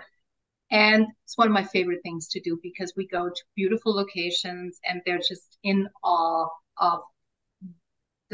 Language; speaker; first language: English; non-native, fluent; German